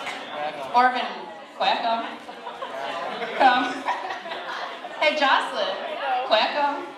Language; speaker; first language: Vietnamese; early bilingual, heritage; Vietnamese